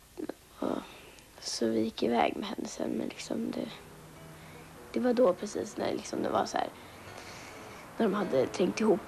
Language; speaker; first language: Swedish; native; Swedish